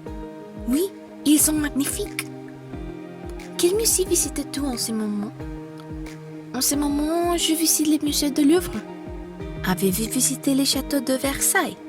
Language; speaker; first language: French; non-native, fluent; Spanish